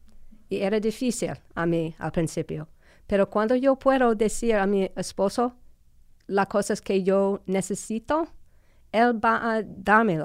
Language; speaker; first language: Spanish; non-native, fluent; English